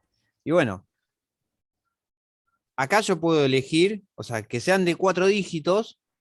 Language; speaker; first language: Spanish; native; Spanish